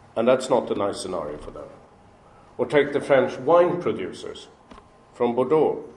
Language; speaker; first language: English; non-native, fluent; Swedish